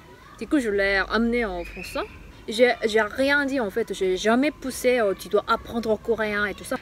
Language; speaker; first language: French; non-native, fluent; Korean